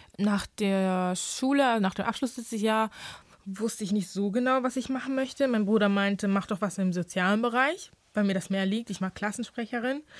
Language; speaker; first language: German; early bilingual, other home language; English